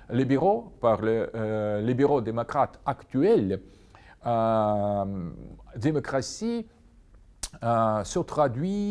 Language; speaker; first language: French; non-native, fluent; Russian